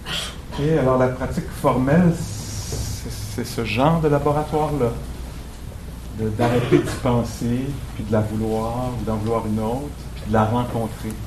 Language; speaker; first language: French; native; French